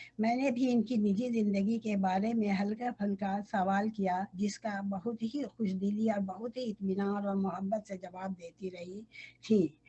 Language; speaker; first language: Urdu; native; Urdu